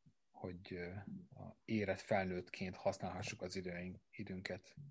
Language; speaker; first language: Hungarian; native; Hungarian